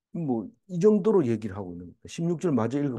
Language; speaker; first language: Korean; native; Korean